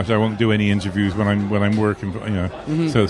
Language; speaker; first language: English; native; English